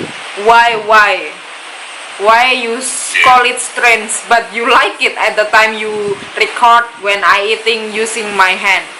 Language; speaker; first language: English; non-native, learner; Indonesian